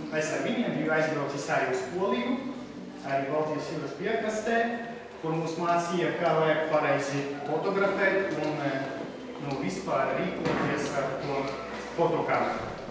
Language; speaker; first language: Latvian; non-native, local second language; Russian